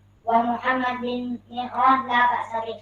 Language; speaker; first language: Arabic; non-native, fluent; Indonesian